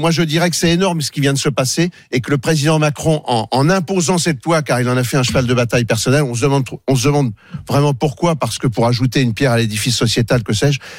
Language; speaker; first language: French; native; French